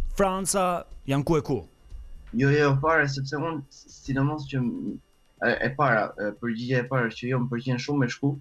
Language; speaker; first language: Albanian; early bilingual, heritage; French